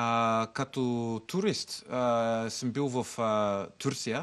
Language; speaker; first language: Bulgarian; non-native, learner; English